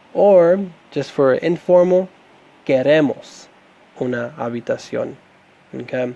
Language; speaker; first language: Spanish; non-native, fluent; English